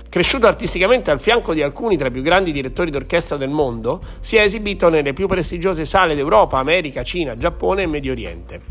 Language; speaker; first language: Italian; native; Italian